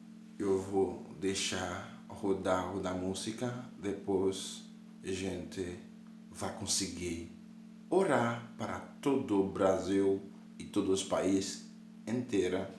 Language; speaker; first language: Portuguese; non-native, learner; Haitian Creole